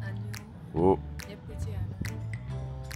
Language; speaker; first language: Korean; non-native, learner; Thai